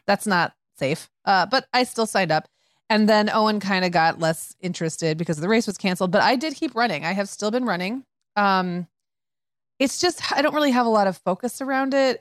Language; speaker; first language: English; native; English